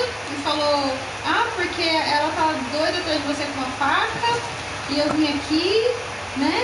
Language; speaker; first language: Portuguese; native; Portuguese